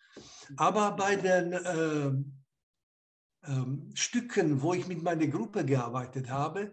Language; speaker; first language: German; non-native, fluent; Slovak